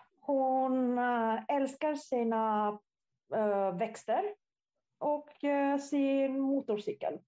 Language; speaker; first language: Swedish; non-native, fluent; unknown